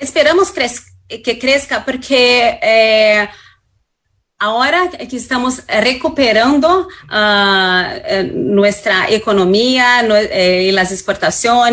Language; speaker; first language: Spanish; non-native, fluent; Portuguese